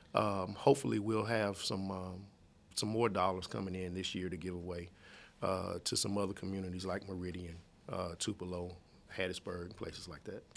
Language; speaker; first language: English; native; English